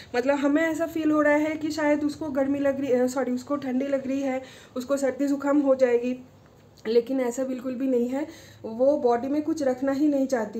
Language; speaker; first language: Hindi; non-native, local second language; Bangla